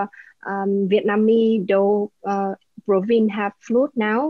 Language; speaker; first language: English; non-native, learner; Vietnamese